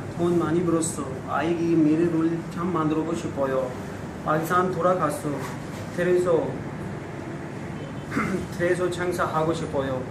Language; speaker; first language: Korean; non-native, learner; Urdu